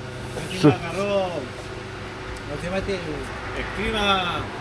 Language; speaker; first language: Spanish; native; Spanish